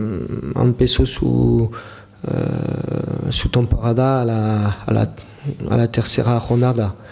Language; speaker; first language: Spanish; non-native, fluent; French